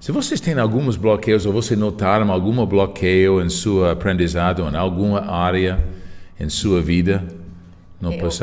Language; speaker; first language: Portuguese; non-native, fluent; English